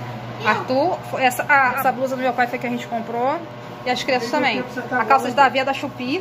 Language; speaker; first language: Portuguese; native; Portuguese